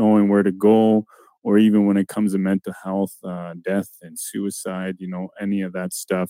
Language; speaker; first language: English; non-native, fluent; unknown